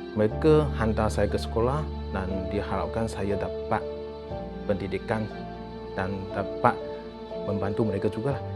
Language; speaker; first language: Malay; non-native, local second language; Chinese